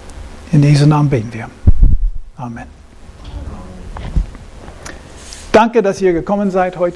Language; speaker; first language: German; non-native, fluent; English